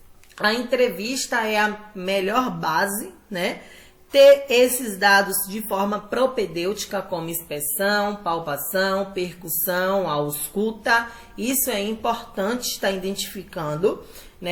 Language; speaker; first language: Portuguese; native; Portuguese